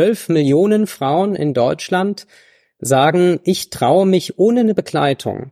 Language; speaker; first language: German; native; German